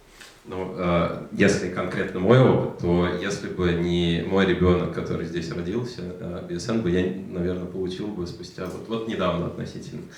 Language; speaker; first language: Russian; native; Russian